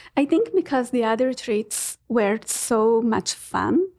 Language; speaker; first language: English; non-native, fluent; Portuguese